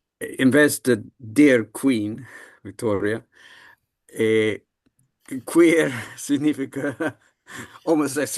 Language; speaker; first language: Portuguese; non-native, learner; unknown